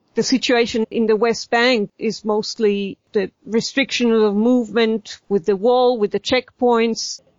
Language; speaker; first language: English; non-native, fluent; Hebrew